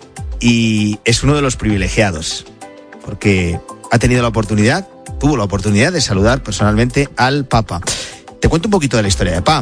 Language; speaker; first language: Spanish; native; Spanish